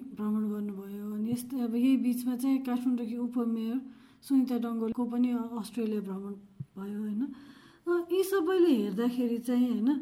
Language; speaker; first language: Nepali; native; Nepali